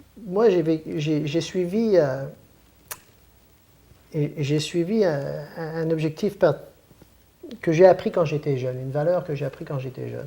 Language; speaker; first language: French; native; French